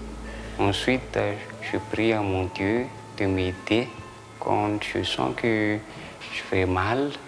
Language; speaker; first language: French; non-native, local second language; Malagasy